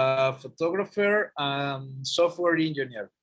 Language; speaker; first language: English; non-native, learner; Spanish